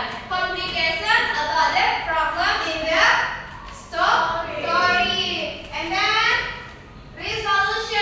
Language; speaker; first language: English; non-native, learner; Indonesian